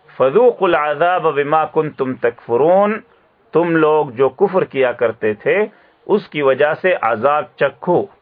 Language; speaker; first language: Urdu; native; Urdu